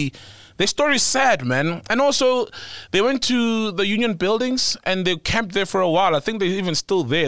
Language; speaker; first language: English; non-native, local second language; Zulu